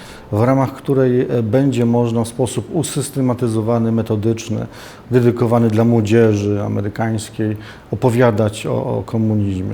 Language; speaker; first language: Polish; native; Polish